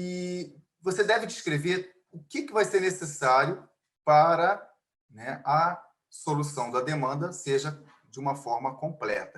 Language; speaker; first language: Portuguese; native; Portuguese